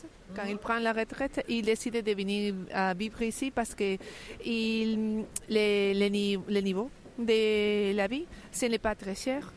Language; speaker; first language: French; non-native, fluent; Spanish